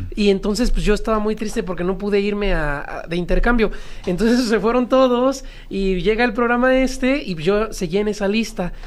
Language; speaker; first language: Spanish; native; Spanish